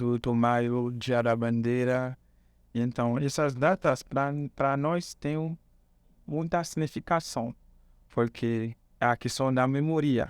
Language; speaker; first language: Portuguese; non-native, fluent; Haitian Creole